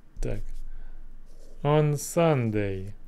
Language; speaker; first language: English; non-native, learner; Russian